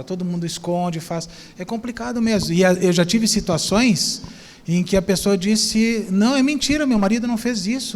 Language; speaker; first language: Portuguese; native; Portuguese